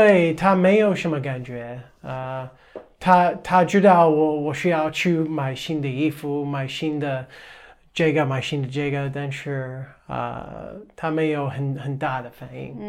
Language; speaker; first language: Chinese; non-native, fluent; English